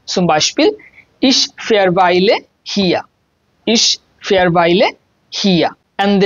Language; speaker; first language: German; non-native, learner; Bangla